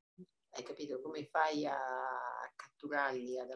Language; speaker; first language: Italian; non-native, fluent; French